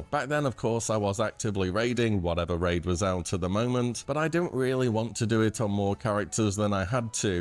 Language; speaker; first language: English; native; English